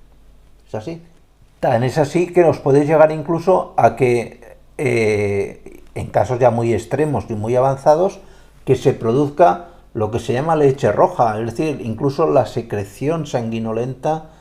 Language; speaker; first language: Spanish; native; Spanish